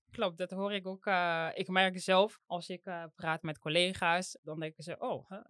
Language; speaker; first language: Dutch; non-native, fluent; French